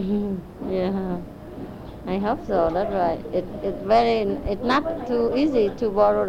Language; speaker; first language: English; non-native, learner; Vietnamese